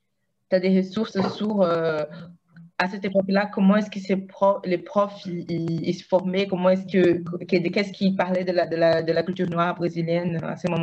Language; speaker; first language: French; non-native, fluent; Portuguese